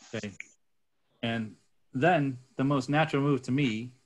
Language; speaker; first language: English; native; English